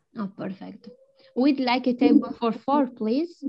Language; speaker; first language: English; non-native, learner; Italian